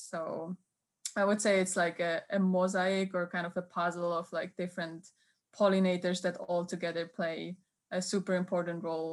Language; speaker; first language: English; non-native, fluent; Swiss German